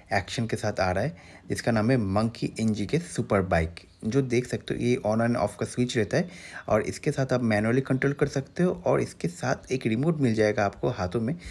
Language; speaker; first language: Hindi; non-native, local second language; Bangla